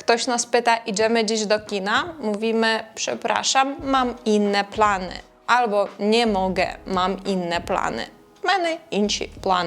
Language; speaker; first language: Polish; non-native, fluent; Ukrainian